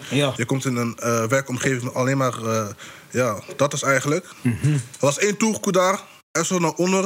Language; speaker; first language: Dutch; early bilingual, other home language; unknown